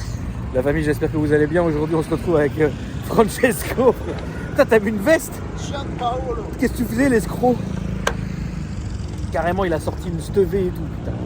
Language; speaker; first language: French; native; French